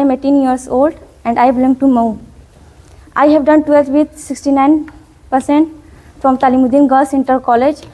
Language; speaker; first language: English; non-native, learner; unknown